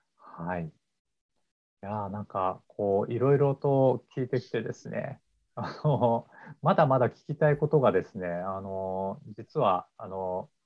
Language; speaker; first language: Japanese; native; Japanese